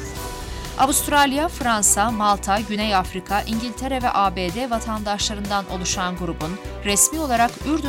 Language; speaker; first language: Turkish; native; Turkish